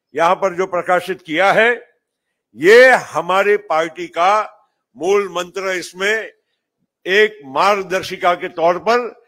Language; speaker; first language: Hindi; non-native, local second language; Marathi